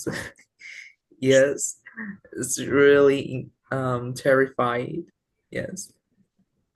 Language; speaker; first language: English; non-native, learner; Vietnamese